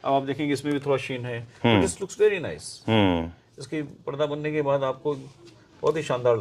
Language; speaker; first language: Hindi; native; Hindi